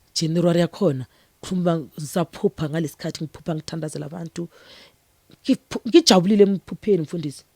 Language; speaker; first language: Zulu; non-native, local second language; Venda